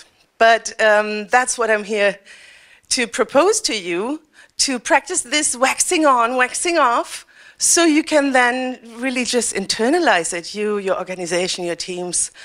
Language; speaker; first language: English; non-native, fluent; German